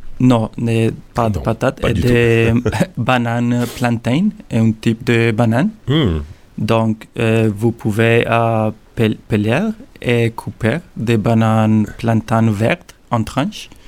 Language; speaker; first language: French; non-native, learner; Spanish